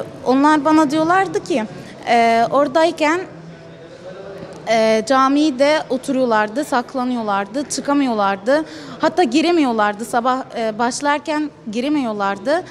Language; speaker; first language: Turkish; early bilingual, other home language; Arabic